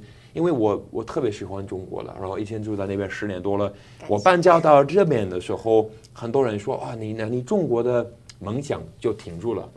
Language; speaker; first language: Chinese; non-native, fluent; English